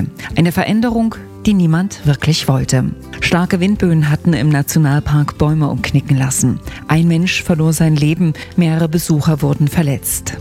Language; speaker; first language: German; native; German